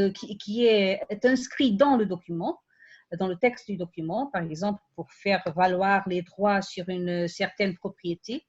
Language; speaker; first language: French; non-native, fluent; Portuguese